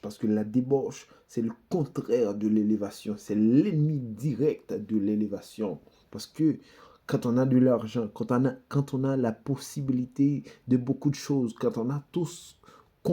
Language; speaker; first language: French; non-native, local second language; Haitian Creole